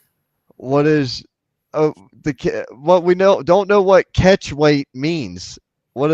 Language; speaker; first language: English; native; English